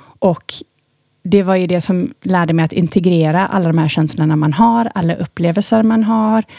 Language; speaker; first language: Swedish; early bilingual, heritage; Swedish